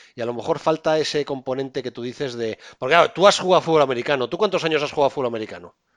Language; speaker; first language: Spanish; native; Spanish